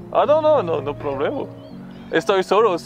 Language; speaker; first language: Spanish; non-native, learner; French